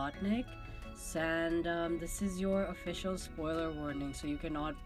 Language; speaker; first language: English; non-native, local second language; Urdu